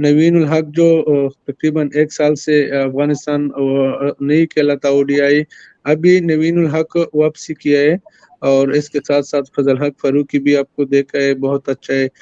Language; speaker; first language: Hindi; non-native, fluent; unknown